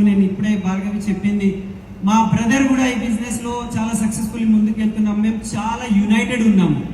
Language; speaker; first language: Telugu; non-native, local second language; Hindi